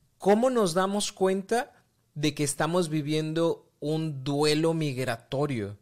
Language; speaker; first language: Spanish; native; Spanish